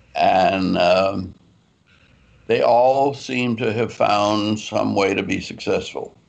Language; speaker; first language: English; native; English